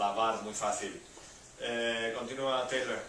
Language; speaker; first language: Spanish; non-native, fluent; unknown